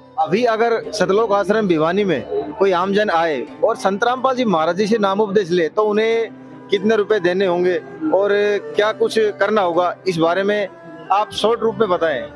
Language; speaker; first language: Hindi; native; Hindi